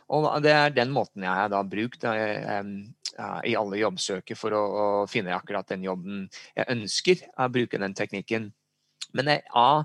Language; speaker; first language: Norwegian; early bilingual, heritage; English